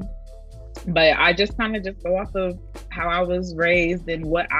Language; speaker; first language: English; native; English